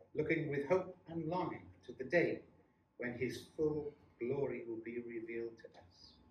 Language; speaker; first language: English; native; English